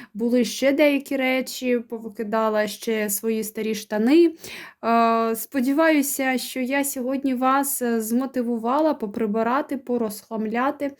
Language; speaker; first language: Ukrainian; non-native, local second language; Russian